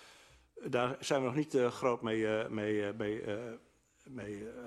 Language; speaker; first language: Dutch; native; Dutch